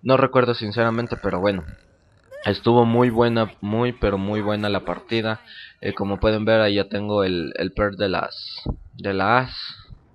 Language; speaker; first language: Spanish; native; Spanish